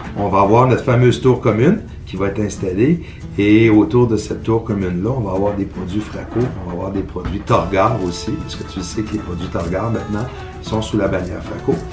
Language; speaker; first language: French; native; French